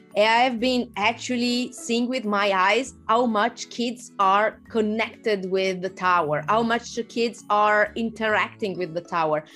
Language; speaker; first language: English; non-native, fluent; Italian